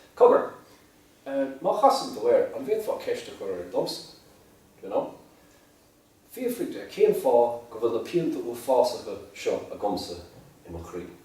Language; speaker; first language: Irish; native; Irish